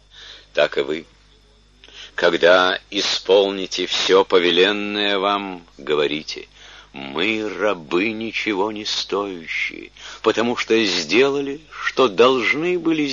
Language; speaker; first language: Russian; native; Russian